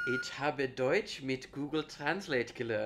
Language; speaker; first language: German; non-native, learner; English